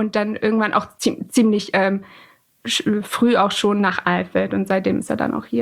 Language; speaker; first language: German; early bilingual, other home language; Persian